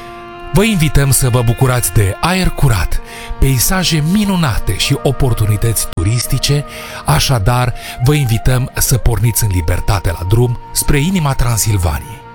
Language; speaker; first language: Romanian; native; Romanian